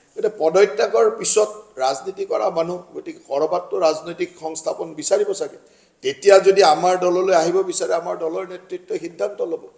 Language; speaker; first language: Assamese; native; Assamese